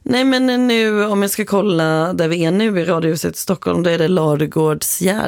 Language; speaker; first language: Swedish; native; Swedish